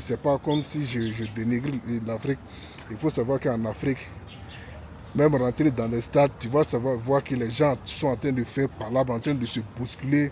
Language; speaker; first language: French; non-native, local second language; Bambara